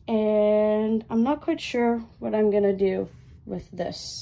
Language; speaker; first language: English; native; English